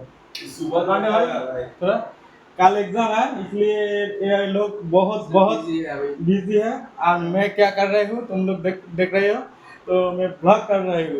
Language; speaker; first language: Hindi; non-native, local second language; Bangla